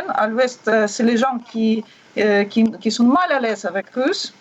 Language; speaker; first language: French; non-native, learner; Russian